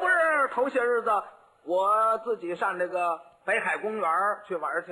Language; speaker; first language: Chinese; native; Chinese